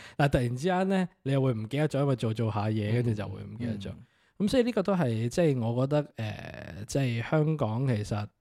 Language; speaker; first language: Cantonese; native; Cantonese